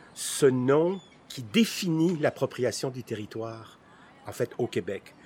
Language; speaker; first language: French; native; French